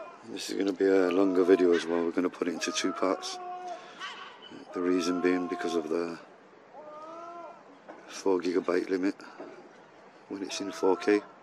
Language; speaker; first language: English; early bilingual, other home language; Spanish